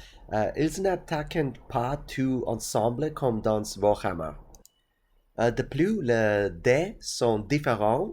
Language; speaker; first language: French; non-native, learner; English